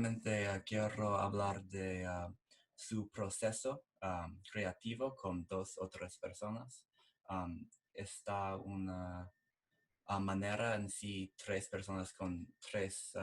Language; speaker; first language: Spanish; non-native, learner; English